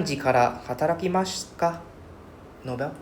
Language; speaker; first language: Japanese; non-native, fluent; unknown